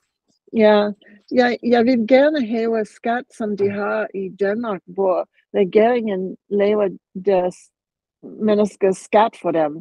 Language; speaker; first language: Danish; non-native, learner; English